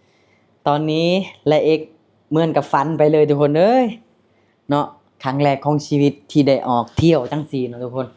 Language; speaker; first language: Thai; non-native, local second language; Lao